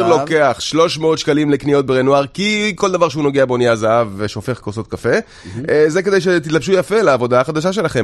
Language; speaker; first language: Hebrew; native; Hebrew